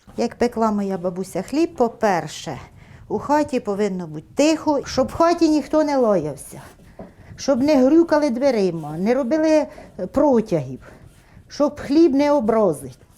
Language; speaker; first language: Ukrainian; native; Ukrainian